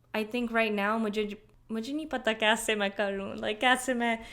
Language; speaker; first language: Urdu; native; Urdu